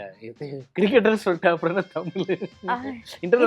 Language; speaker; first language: Tamil; native; Tamil